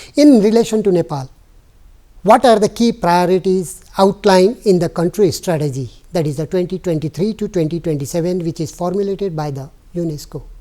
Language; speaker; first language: English; non-native, local second language; Nepali